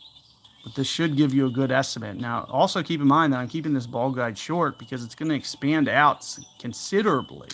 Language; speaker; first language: English; native; English